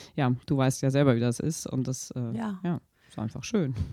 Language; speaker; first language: German; native; German